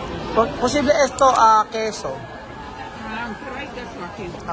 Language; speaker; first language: Spanish; non-native, learner; Filipino